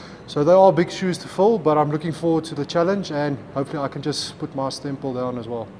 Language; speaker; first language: English; non-native, local second language; Afrikaans